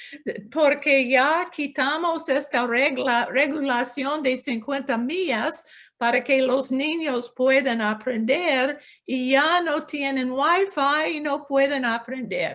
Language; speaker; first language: Spanish; non-native, local second language; English